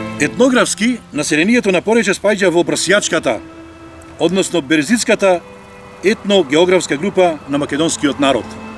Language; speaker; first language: Macedonian; native; Macedonian